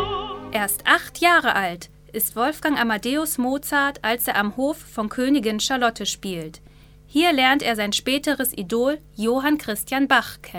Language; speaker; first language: German; native; German